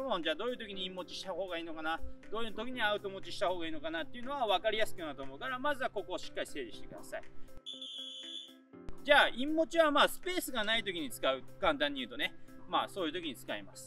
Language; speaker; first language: Japanese; native; Japanese